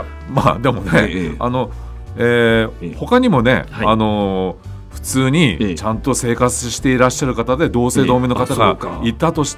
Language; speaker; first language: Japanese; native; Japanese